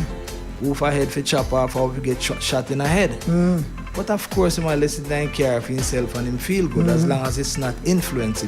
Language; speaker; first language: English; native; English